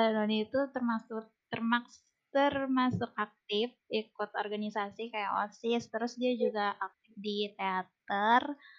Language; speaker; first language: Indonesian; non-native, local second language; Banjar